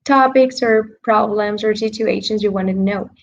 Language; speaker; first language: English; non-native, fluent; Spanish